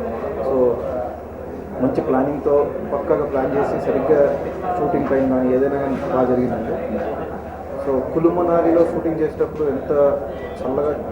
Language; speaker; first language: Telugu; native; Telugu